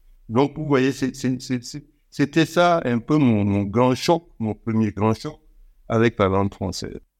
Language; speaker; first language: French; non-native, local second language; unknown